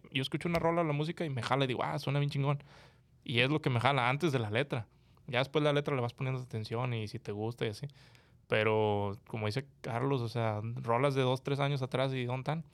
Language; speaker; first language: Spanish; native; Spanish